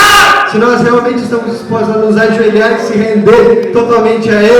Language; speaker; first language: Portuguese; native; Portuguese